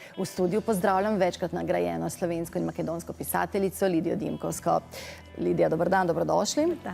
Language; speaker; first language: Slovenian; native; Slovenian